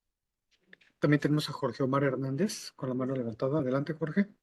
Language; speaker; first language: Spanish; native; Spanish